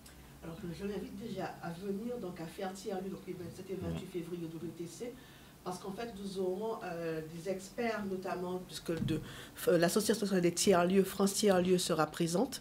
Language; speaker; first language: French; native; French